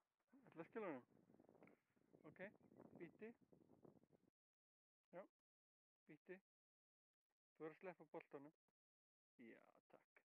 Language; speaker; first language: Icelandic; non-native, learner; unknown